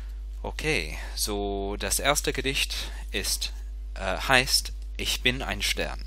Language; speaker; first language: German; non-native, fluent; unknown